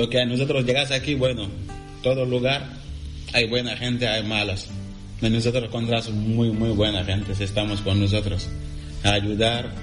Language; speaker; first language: Spanish; non-native, learner; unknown